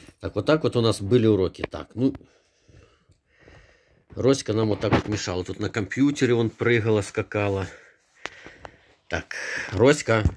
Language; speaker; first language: Russian; native; Russian